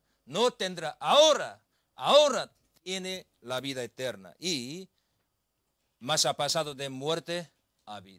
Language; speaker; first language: Spanish; non-native, learner; Korean